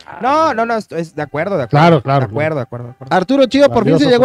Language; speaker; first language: Spanish; native; Spanish